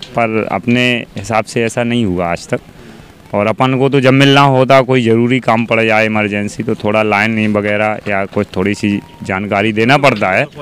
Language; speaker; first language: Hindi; native; Hindi